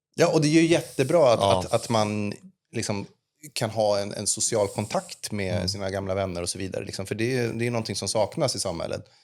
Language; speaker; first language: Swedish; native; Swedish